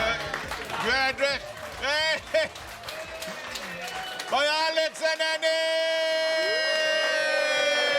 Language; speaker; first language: Welsh; non-native, learner; English